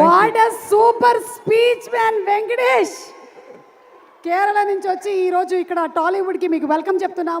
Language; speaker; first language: Telugu; native; Telugu